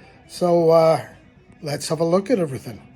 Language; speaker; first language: English; native; English